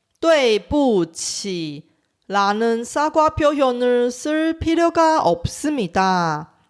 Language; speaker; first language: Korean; non-native, fluent; Chinese